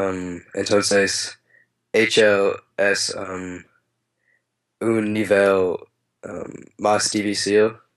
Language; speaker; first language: Spanish; non-native, learner; English